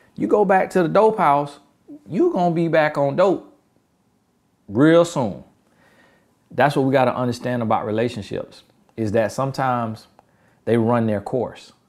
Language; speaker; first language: English; native; English